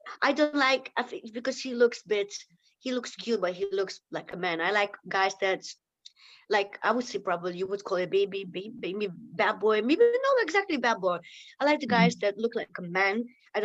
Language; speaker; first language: English; non-native, fluent; Lithuanian